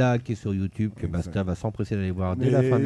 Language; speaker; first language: French; native; French